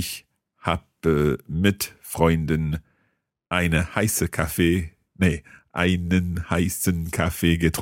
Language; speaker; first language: German; non-native, learner; English